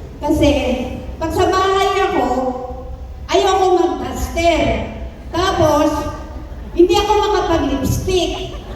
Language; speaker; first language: Filipino; non-native, local second language; Hiligaynon